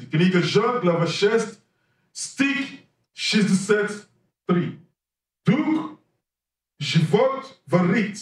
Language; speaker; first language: Russian; non-native, learner; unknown